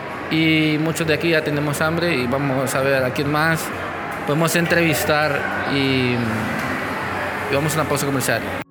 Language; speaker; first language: Spanish; native; Spanish